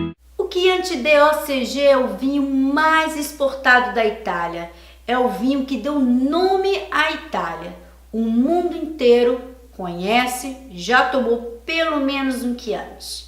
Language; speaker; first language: Portuguese; native; Portuguese